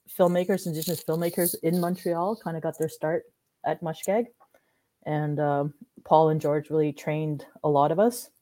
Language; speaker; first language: English; native; English